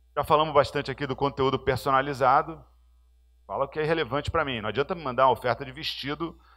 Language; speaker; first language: Portuguese; native; Portuguese